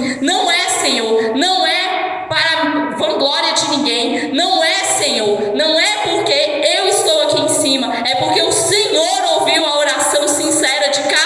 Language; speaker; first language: Portuguese; native; Portuguese